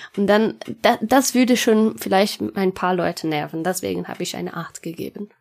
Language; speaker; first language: German; non-native, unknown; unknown